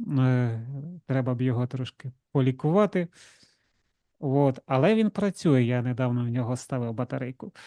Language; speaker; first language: Ukrainian; non-native, local second language; Russian